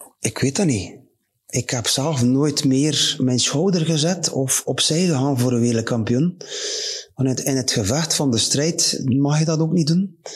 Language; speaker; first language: Dutch; native; Dutch